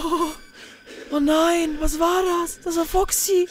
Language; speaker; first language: German; native; German